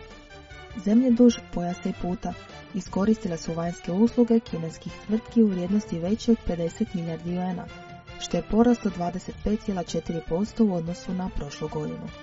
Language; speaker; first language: Croatian; native; Croatian